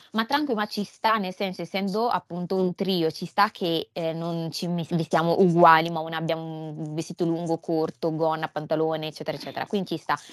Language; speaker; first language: Italian; early bilingual, heritage; Italian